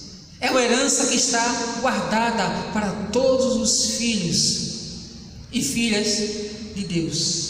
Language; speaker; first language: Portuguese; native; Portuguese